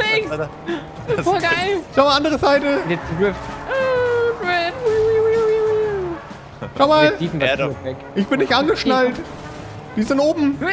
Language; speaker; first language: German; native; German